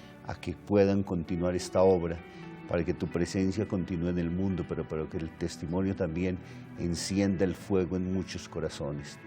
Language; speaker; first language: Spanish; native; Spanish